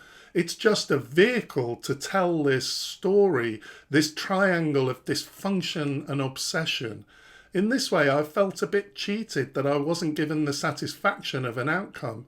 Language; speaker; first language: English; native; English